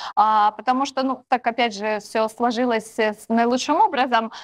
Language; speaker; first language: Russian; native; Russian